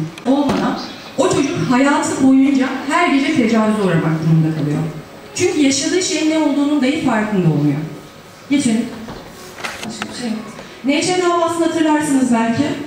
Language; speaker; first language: Turkish; native; Turkish